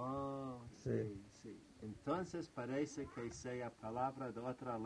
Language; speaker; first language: Spanish; non-native, fluent; English